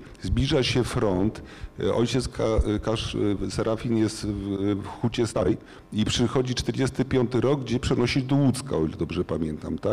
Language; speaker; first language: Polish; native; Polish